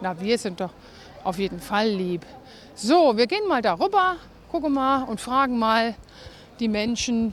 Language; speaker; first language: German; native; German